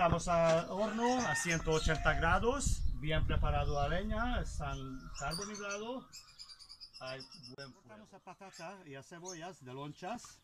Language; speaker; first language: Spanish; non-native, learner; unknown